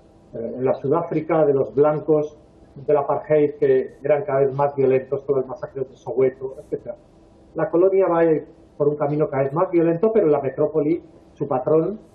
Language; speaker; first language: Spanish; native; Spanish